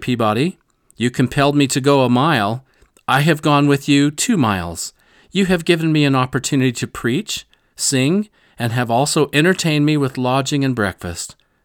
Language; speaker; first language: English; native; English